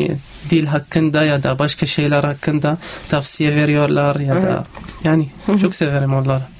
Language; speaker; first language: Turkish; non-native, learner; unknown